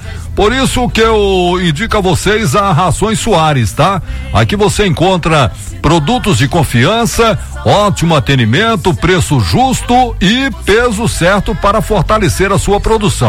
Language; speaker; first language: Portuguese; native; Portuguese